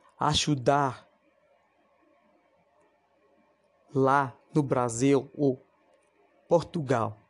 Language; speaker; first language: Portuguese; non-native, fluent; Spanish